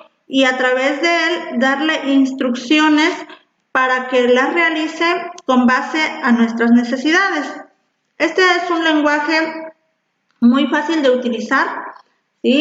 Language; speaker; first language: Spanish; native; Spanish